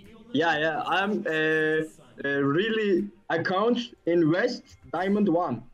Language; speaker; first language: English; non-native, learner; Turkish